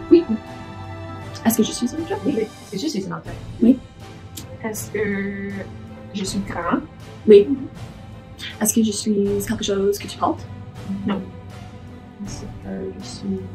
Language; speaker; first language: French; non-native, fluent; English